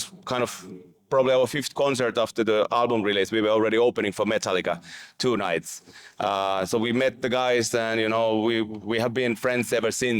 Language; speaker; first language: English; non-native, fluent; Finnish